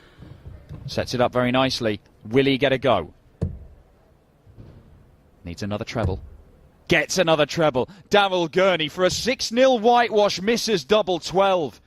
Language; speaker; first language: English; native; English